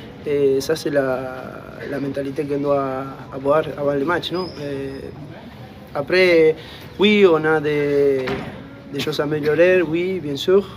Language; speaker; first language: French; non-native, fluent; Spanish